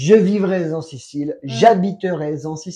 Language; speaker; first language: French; non-native, fluent; Spanish